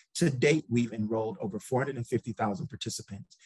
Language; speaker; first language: English; native; English